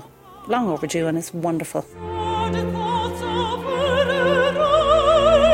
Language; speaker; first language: English; native; English